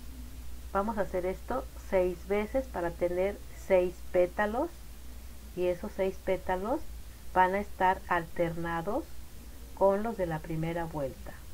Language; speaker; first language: Spanish; native; Spanish